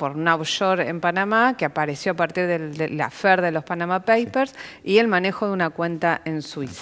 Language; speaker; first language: Spanish; native; Spanish